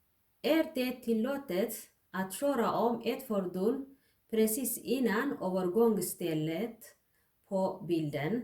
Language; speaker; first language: Swedish; non-native, learner; Tigrinya